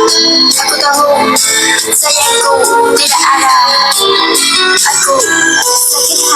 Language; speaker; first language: Indonesian; non-native, learner; Vietnamese